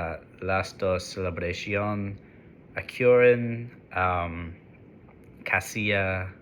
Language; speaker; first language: Spanish; non-native, learner; English